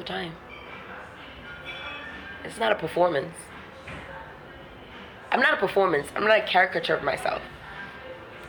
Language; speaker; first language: English; non-native, local second language; Ewe